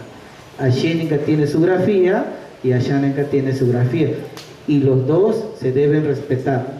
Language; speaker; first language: Spanish; non-native, local second language; Shipibo-Conibo